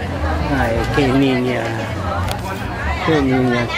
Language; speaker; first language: Spanish; non-native, learner; English